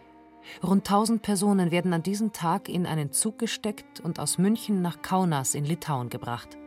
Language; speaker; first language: German; native; German